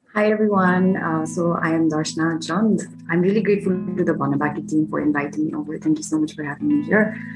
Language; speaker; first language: English; non-native, local second language; Nepali